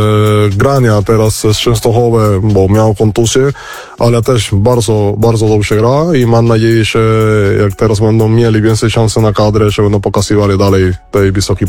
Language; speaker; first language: Polish; non-native, fluent; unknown